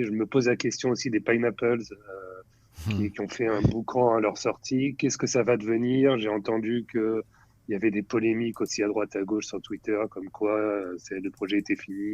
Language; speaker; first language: French; native; French